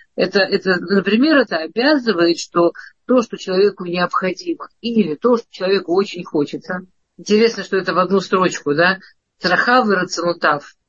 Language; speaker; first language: Russian; early bilingual, heritage; Russian